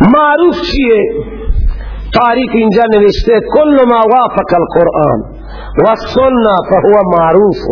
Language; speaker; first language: Persian; native; Persian